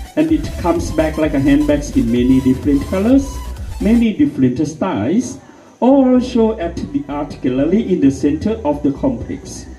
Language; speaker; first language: English; non-native, fluent; Thai